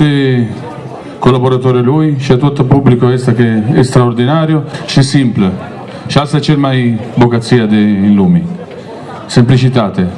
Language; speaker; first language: Romanian; non-native, learner; Italian